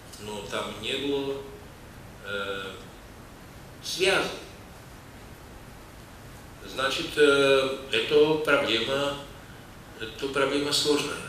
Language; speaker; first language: Russian; non-native, fluent; Czech